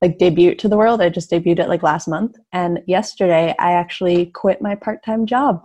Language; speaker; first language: English; native; English